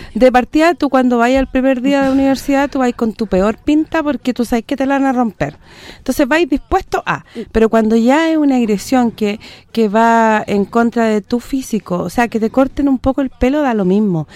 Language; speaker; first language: Spanish; native; Spanish